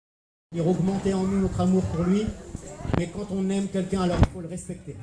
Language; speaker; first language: French; native; French